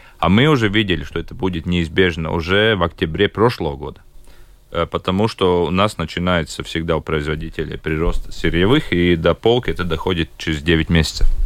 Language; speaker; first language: Russian; non-native, local second language; Latvian